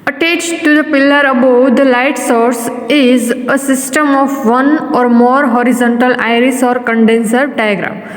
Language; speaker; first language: English; non-native, local second language; Gujarati